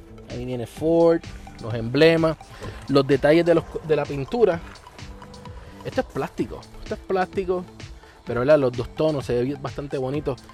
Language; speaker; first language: Spanish; native; Spanish